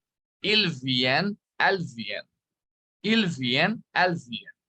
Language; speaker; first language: French; non-native, fluent; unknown